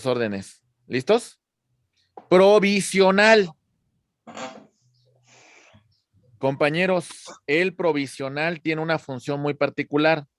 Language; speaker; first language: Spanish; native; Spanish